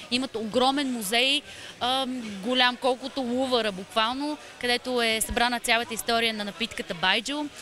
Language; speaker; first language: Bulgarian; native; Bulgarian